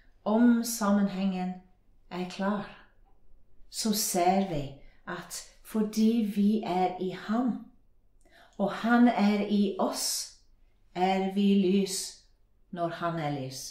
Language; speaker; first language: Norwegian; non-native, fluent; English